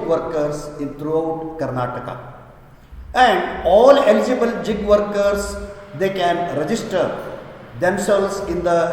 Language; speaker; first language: English; non-native, local second language; Kannada